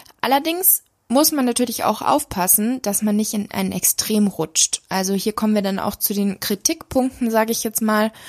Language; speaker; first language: German; native; German